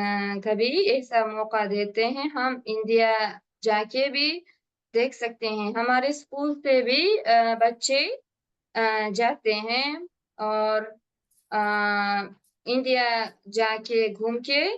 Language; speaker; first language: Hindi; non-native, learner; Uzbek